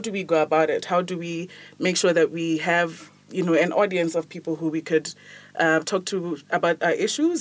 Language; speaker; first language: English; non-native, local second language; Tswana